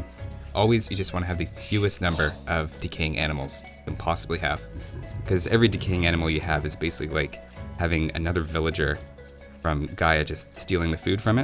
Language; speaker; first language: English; native; English